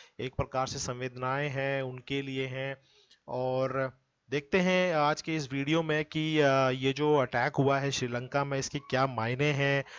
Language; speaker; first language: Hindi; native; Hindi